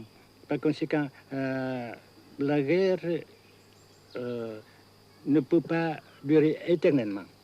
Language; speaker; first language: French; non-native, fluent; Vietnamese